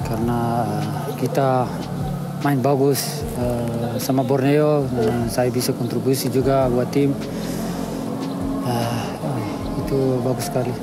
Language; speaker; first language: Indonesian; non-native, learner; Dutch